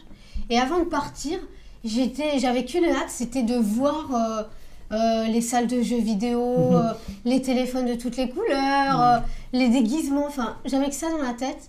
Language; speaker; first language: French; native; French